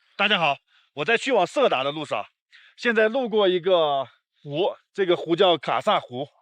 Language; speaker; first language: Chinese; native; Chinese